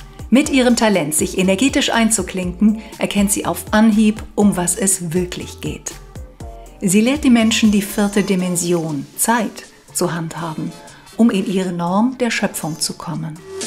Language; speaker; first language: German; native; German